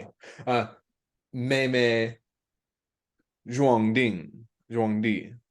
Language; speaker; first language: Chinese; non-native, learner; English